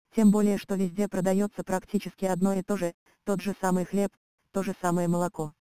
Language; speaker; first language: Russian; native; Russian